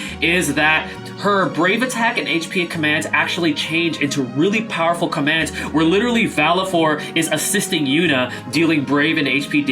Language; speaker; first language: English; native; English